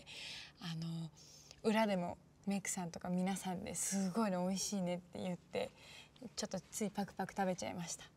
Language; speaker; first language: Japanese; native; Japanese